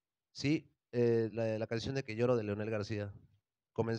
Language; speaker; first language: Spanish; native; Spanish